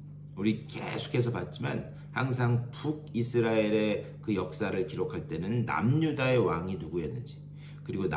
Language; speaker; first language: Korean; native; Korean